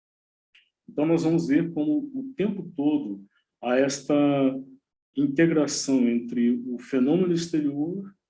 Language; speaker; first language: Portuguese; native; Portuguese